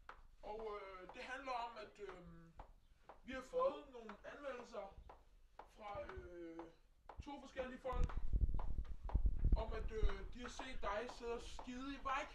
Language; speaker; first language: Danish; native; Danish